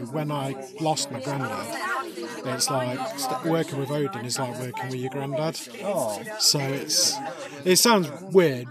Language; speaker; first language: English; native; English